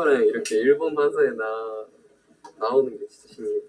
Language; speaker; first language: Korean; non-native, fluent; Japanese